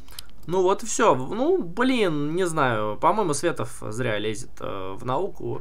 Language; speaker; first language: Russian; native; Russian